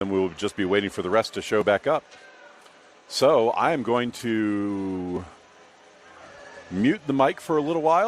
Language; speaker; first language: English; native; English